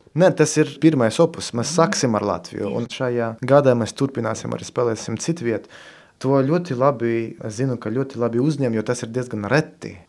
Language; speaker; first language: Latvian; non-native, local second language; Russian